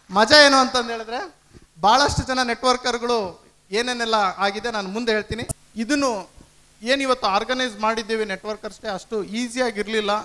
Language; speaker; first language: Kannada; native; Kannada